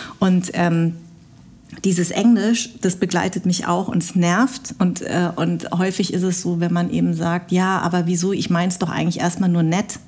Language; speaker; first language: German; early bilingual, other home language; Vietnamese